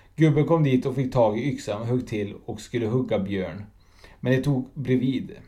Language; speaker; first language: Swedish; native; Swedish